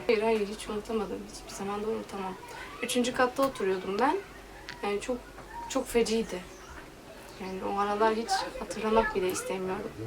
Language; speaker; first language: Turkish; non-native, fluent; Arabic